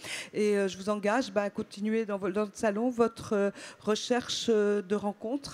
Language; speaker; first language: French; native; French